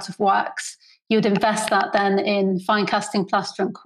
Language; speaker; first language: English; native; English